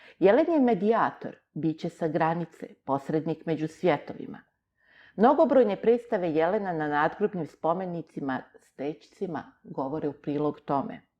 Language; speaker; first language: Bosnian; native; Bosnian